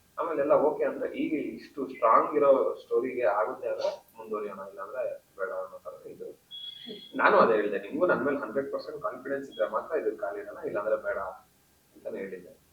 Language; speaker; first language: Kannada; native; Kannada